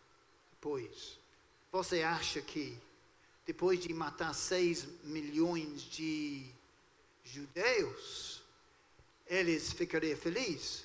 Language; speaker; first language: Portuguese; non-native, fluent; English